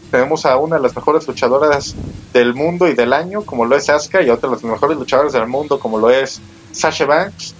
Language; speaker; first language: Spanish; native; Spanish